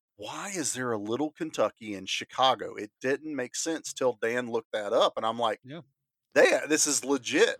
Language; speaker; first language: English; native; English